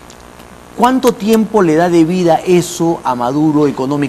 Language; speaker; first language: Spanish; native; Spanish